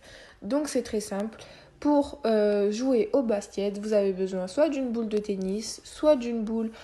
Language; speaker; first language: French; native; French